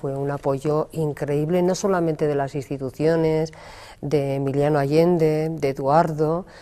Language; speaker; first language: Spanish; native; Spanish